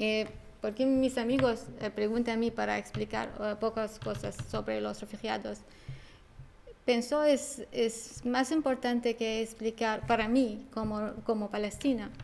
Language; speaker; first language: Spanish; non-native, learner; Arabic